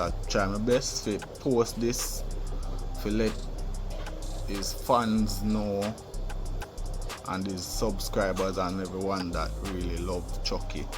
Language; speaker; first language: English; native; English